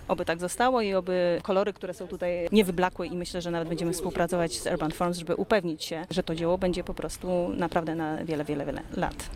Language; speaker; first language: Polish; native; Polish